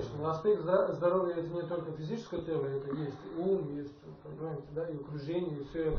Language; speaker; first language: Russian; non-native, fluent; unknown